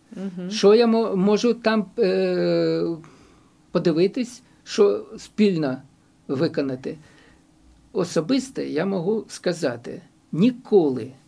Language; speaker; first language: Ukrainian; non-native, local second language; Russian